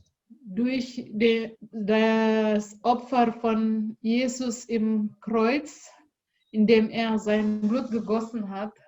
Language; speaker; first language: German; non-native, learner; Indonesian